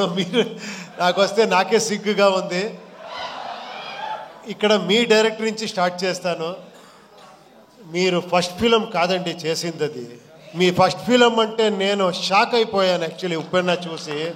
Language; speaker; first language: Telugu; non-native, fluent; Kannada